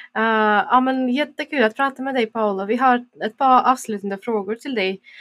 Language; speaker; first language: Swedish; non-native, fluent; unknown